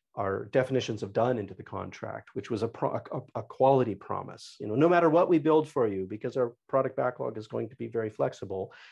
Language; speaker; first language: English; native; English